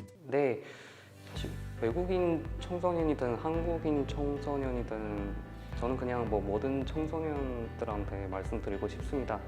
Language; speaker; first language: Korean; non-native, fluent; Chinese